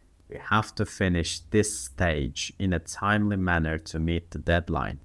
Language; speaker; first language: English; non-native, fluent; Turkish